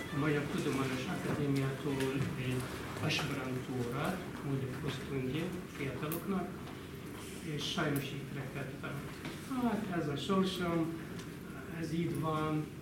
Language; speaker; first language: Hungarian; non-native, fluent; Arabic